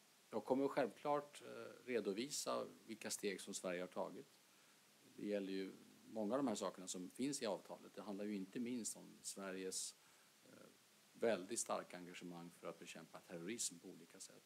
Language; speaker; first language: Swedish; native; Swedish